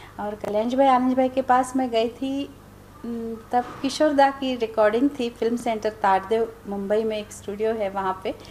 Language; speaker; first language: Hindi; non-native, local second language; Marathi